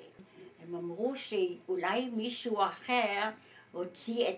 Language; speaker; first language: Hebrew; early bilingual, other home language; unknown